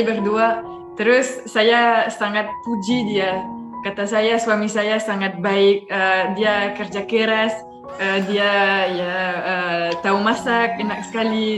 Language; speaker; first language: Indonesian; non-native, fluent; French